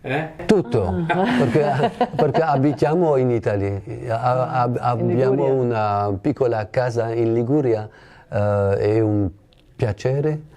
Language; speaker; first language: Italian; non-native, learner; French